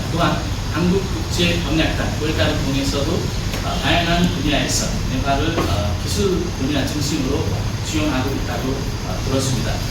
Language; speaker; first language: Korean; non-native, fluent; Nepali